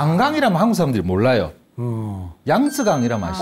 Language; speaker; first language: Korean; native; Korean